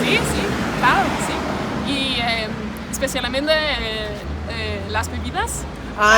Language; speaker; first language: Spanish; non-native, learner; Danish